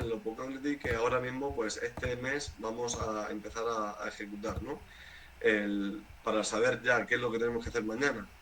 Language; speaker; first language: Spanish; native; Spanish